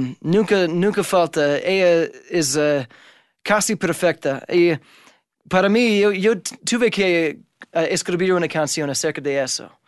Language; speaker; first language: Spanish; non-native, fluent; English